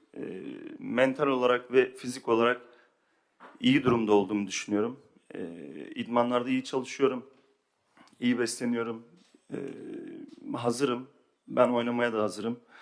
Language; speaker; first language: Turkish; early bilingual, heritage; Turkish